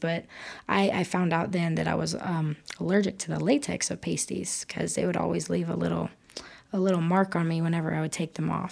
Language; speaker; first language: English; native; English